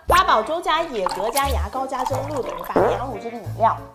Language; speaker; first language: Chinese; native; Chinese